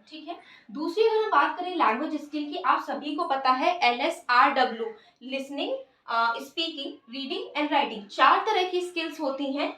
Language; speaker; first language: Hindi; native; Hindi